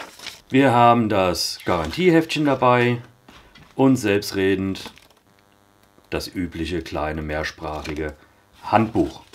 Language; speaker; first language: German; native; German